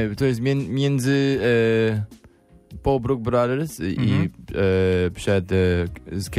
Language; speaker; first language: Polish; non-native, learner; English